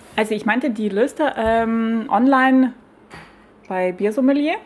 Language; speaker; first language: German; non-native, fluent; Lithuanian